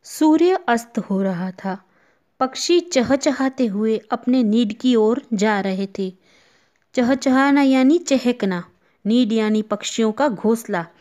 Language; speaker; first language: Hindi; non-native, local second language; Gujarati